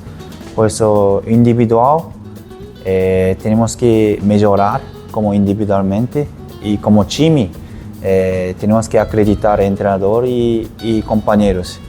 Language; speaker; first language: Portuguese; non-native, learner; Japanese